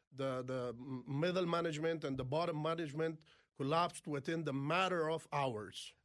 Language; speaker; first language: English; non-native, fluent; Persian